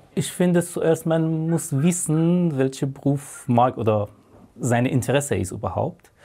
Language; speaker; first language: German; non-native, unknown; Persian